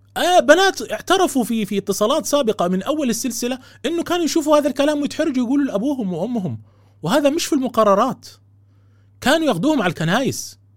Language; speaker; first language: Arabic; native; Arabic